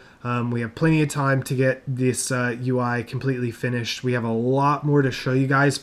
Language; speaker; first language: English; native; English